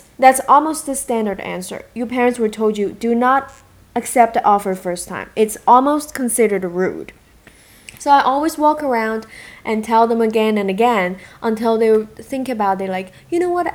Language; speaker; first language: English; non-native, fluent; Chinese